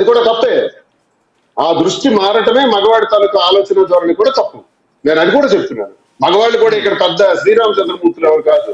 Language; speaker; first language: Telugu; native; Telugu